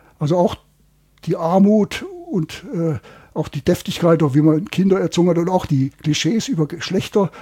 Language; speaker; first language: German; native; German